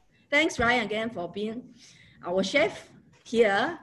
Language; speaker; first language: English; non-native, local second language; Chinese